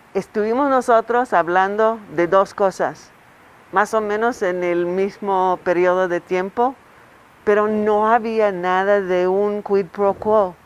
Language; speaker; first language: Spanish; non-native, fluent; English